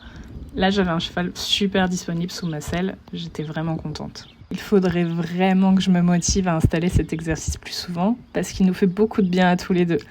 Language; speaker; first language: French; native; French